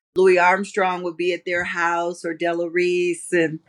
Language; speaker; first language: English; native; English